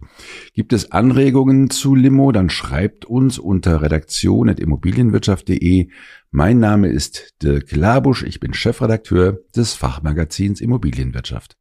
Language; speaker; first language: German; native; German